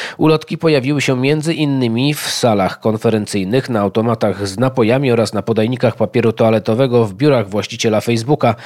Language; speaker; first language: Polish; native; Polish